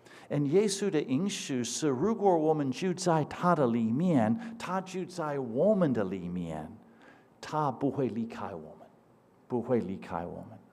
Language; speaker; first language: Chinese; non-native, fluent; English